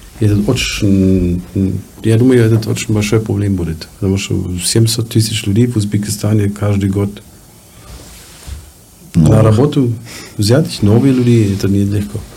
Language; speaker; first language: Russian; non-native, learner; German